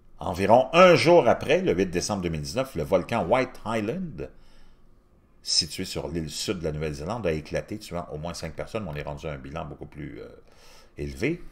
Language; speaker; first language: French; native; French